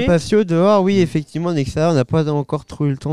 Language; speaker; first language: French; native; French